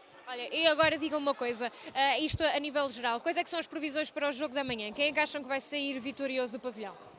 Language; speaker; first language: Portuguese; native; Portuguese